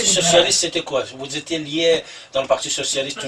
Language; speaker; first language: French; non-native, fluent; Persian